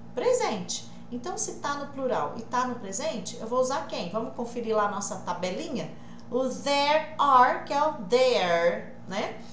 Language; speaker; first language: Portuguese; native; Portuguese